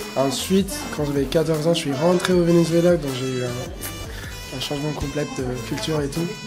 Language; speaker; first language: French; non-native, fluent; Spanish